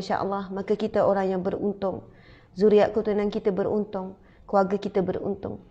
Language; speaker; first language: Malay; native; Malay